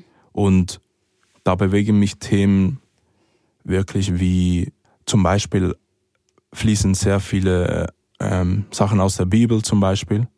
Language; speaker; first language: German; early bilingual, other home language; Spanish